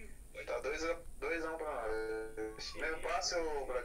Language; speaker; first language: Portuguese; native; Portuguese